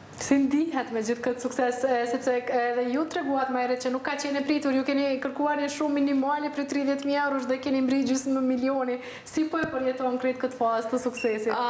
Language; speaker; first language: Albanian; native; Albanian